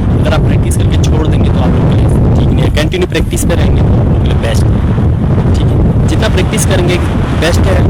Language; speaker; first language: Hindi; native; Hindi